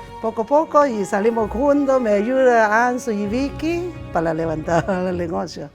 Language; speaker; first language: Spanish; non-native, learner; Chinese